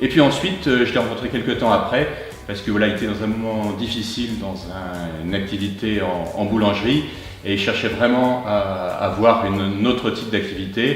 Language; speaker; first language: French; native; French